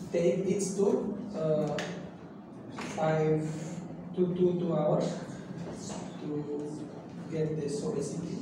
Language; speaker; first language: English; non-native, learner; Indonesian